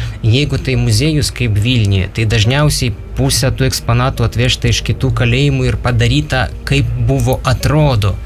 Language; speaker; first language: Lithuanian; non-native, fluent; Ukrainian